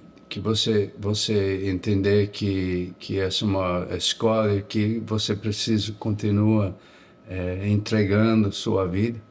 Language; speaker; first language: Portuguese; non-native, learner; English